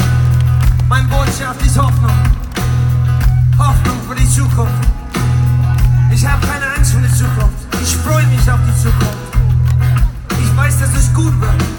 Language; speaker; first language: German; non-native, fluent; English